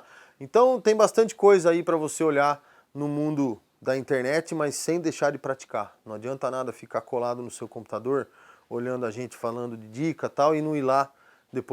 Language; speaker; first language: Portuguese; native; Portuguese